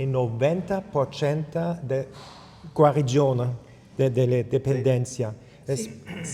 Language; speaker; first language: Italian; non-native, fluent; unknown